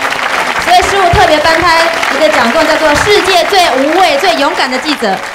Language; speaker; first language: Chinese; native; Chinese